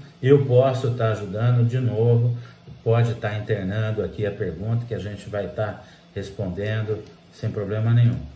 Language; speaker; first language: Portuguese; native; Portuguese